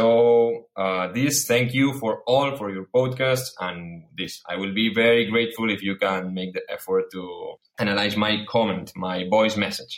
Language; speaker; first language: English; non-native, fluent; Catalan